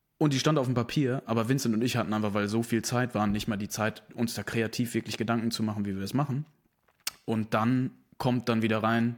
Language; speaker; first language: German; native; German